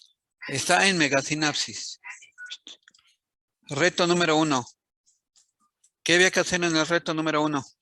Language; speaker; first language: Spanish; native; Spanish